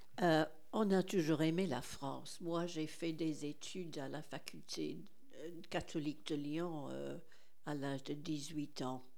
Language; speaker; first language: French; non-native, fluent; English